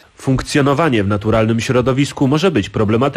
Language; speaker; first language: Polish; native; Polish